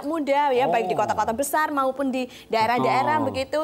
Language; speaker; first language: Indonesian; native; Indonesian